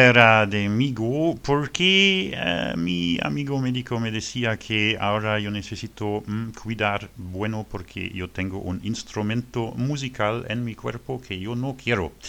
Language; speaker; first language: Spanish; non-native, learner; French